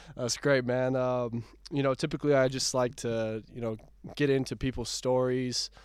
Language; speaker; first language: English; native; English